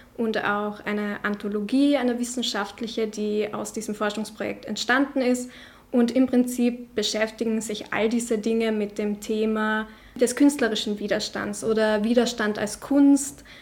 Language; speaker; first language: German; non-native, local second language; Slovenian